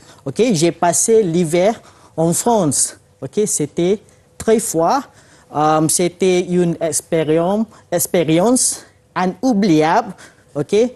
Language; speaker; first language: French; non-native, fluent; Malay